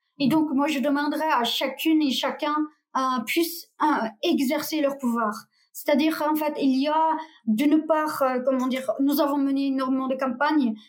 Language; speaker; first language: French; non-native, fluent; Uyghur